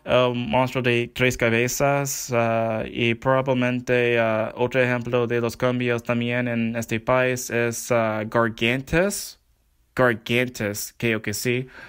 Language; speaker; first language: Spanish; non-native, learner; English